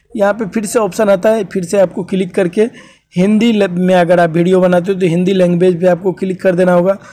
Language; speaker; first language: Hindi; native; Hindi